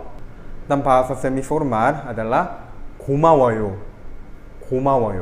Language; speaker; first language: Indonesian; non-native, fluent; Korean